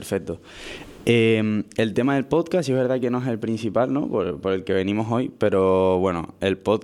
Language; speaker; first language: Spanish; native; Spanish